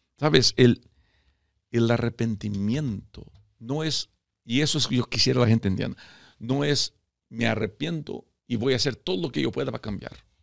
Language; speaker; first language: Spanish; early bilingual, heritage; Spanish